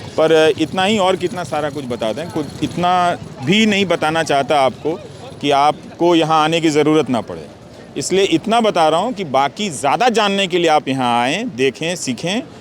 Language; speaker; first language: Hindi; native; Hindi